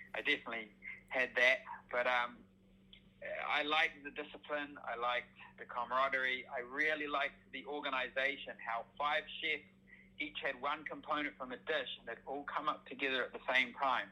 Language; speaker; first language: English; native; English